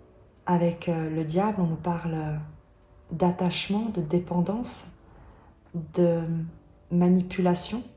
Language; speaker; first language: French; native; French